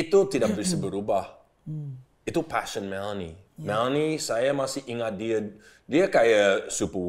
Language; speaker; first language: Indonesian; non-native, learner; English